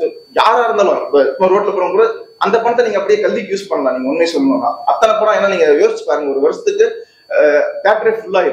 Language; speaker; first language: Tamil; native; Tamil